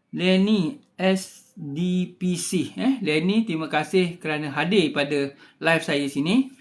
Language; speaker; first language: Malay; native; Malay